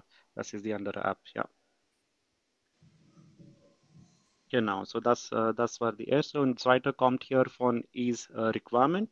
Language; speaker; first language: German; non-native, fluent; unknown